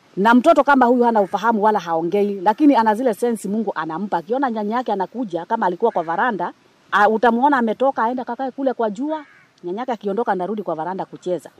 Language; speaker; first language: Swahili; non-native, local second language; Luo (Kenya and Tanzania)